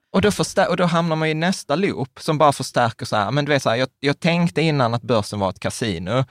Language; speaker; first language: Swedish; early bilingual, other home language; Czech